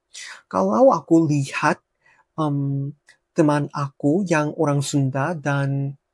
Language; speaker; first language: Indonesian; non-native, fluent; Korean